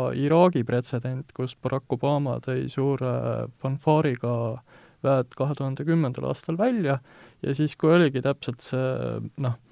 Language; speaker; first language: Estonian; native; Estonian